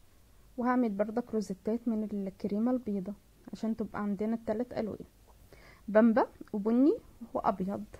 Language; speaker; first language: Arabic; native; Arabic